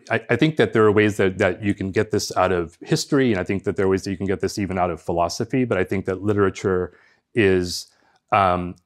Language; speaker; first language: English; early bilingual, other home language; Spanish